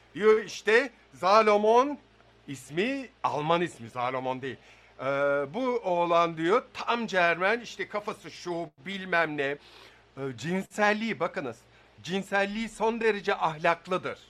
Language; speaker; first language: Turkish; native; Turkish